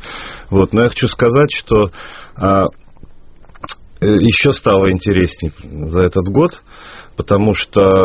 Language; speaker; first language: Russian; native; Russian